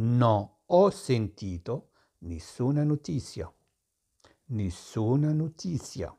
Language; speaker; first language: Italian; non-native, fluent; Arabic